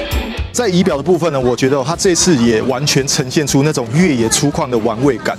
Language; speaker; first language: Chinese; native; Chinese